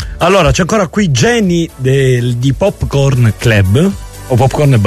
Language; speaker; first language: Italian; native; Italian